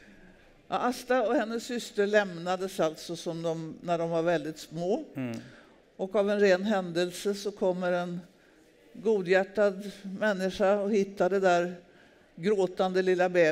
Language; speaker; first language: Swedish; native; Swedish